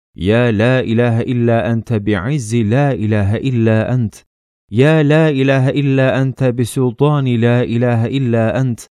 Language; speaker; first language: Arabic; non-native, fluent; Turkish